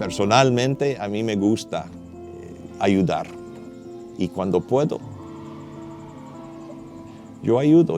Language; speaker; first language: Spanish; non-native, fluent; Portuguese